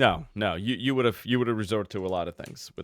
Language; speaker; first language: English; native; English